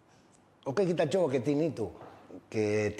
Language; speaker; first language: Indonesian; non-native, fluent; Spanish